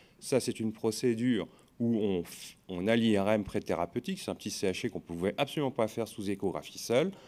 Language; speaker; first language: French; native; French